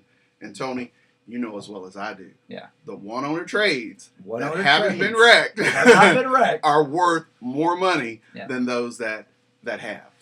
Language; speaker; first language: English; native; English